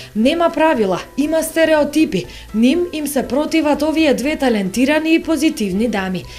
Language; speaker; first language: Macedonian; native; Macedonian